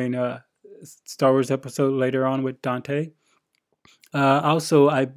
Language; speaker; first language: English; native; English